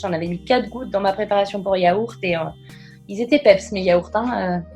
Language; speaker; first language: French; native; French